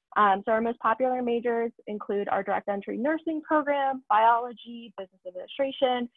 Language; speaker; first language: English; native; English